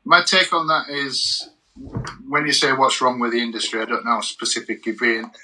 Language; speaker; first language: English; native; English